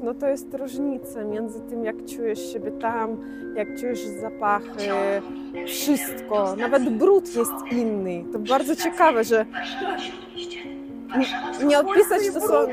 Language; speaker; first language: Polish; non-native, fluent; Russian